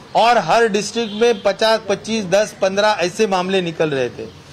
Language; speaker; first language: Hindi; non-native, local second language; Marathi